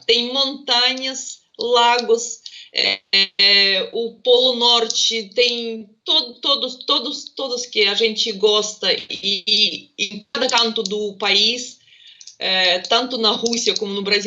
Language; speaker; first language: Portuguese; non-native, fluent; Russian